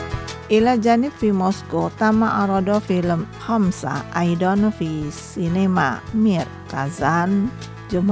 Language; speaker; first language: Arabic; non-native, fluent; Indonesian